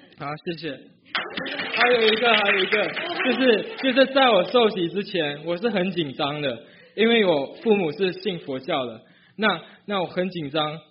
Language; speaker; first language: Chinese; native; Chinese